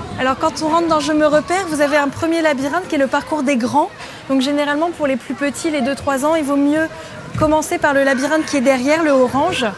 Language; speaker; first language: French; native; French